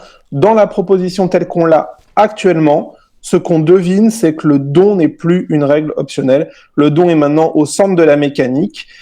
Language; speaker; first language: French; native; French